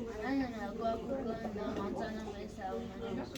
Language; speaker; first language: Igbo; early bilingual, heritage; Igbo